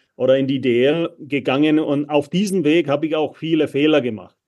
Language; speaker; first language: German; non-native, fluent; Czech